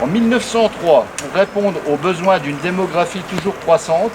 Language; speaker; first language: French; native; French